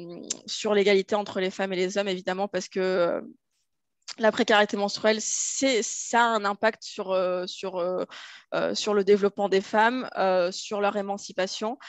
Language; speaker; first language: French; native; French